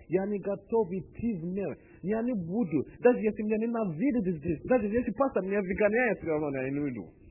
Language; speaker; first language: Russian; non-native, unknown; English